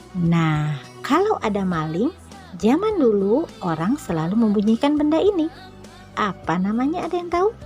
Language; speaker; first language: Indonesian; native; Indonesian